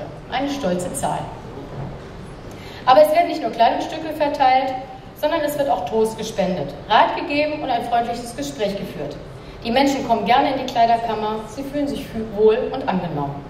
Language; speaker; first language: German; native; German